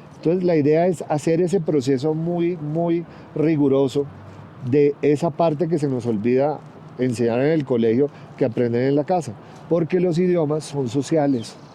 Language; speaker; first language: Spanish; native; Spanish